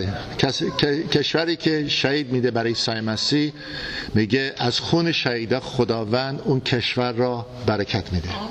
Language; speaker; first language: Persian; non-native, fluent; English